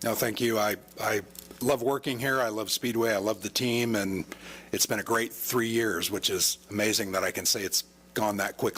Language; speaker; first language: English; native; English